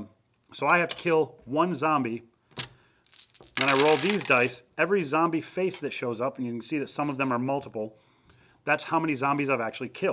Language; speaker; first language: English; native; English